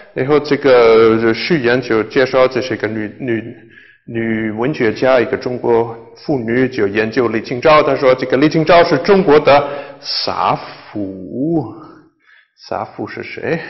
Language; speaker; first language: Chinese; non-native, fluent; German